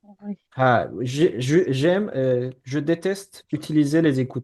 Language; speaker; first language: French; non-native, fluent; Azerbaijani